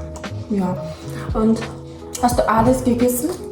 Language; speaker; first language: German; non-native, learner; Mongolian